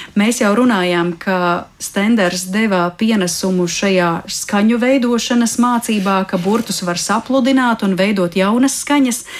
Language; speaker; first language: Latvian; native; Latvian